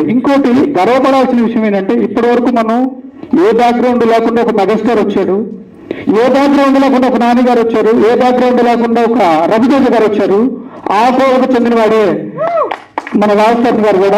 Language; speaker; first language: Telugu; native; Telugu